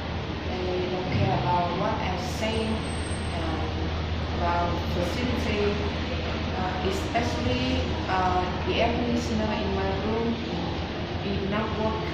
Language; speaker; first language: English; non-native, learner; Vietnamese